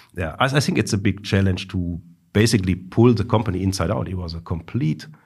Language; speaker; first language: English; non-native, fluent; German